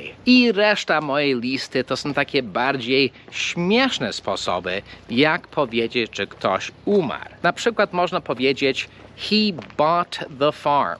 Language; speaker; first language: Polish; non-native, fluent; English